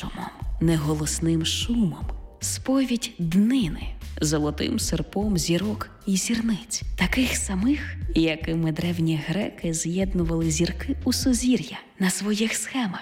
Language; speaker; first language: Ukrainian; native; Ukrainian